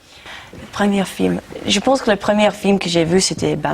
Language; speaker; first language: French; non-native, learner; English